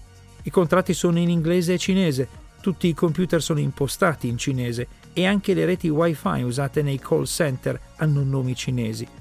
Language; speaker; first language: Italian; native; Italian